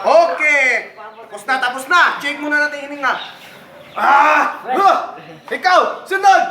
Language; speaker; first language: Filipino; non-native, local second language; Cebuano